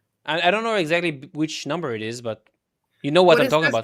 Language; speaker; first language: English; native; English